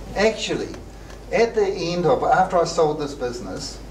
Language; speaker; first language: English; native; English